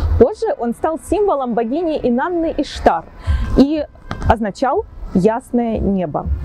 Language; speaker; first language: Russian; native; Russian